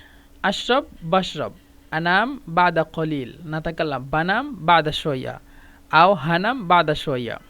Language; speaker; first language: Arabic; non-native, fluent; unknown